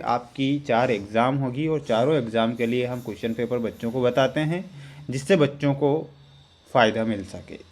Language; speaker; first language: Hindi; native; Hindi